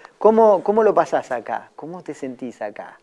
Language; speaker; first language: Spanish; native; Spanish